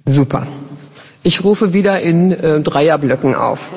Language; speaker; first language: German; native; German